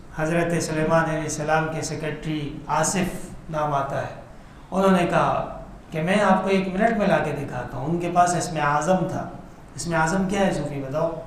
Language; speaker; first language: Urdu; non-native, local second language; Pashto